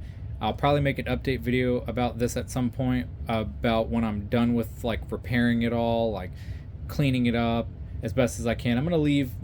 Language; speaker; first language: English; native; English